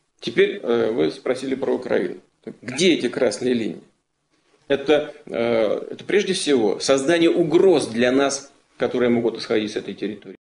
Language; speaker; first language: Russian; native; Russian